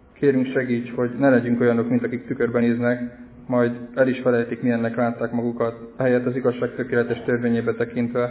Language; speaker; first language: Hungarian; native; Hungarian